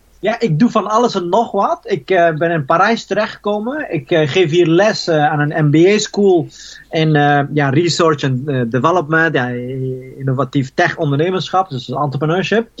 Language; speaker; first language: Dutch; early bilingual, other home language; Persian